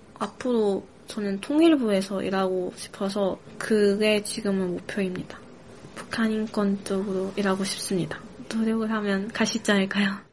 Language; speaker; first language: Korean; early bilingual, other home language; Chinese